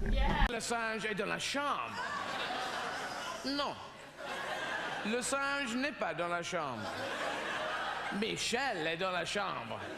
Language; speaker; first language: French; non-native, learner; English